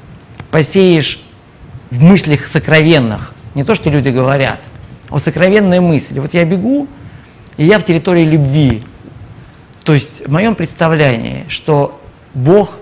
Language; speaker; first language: Russian; native; Russian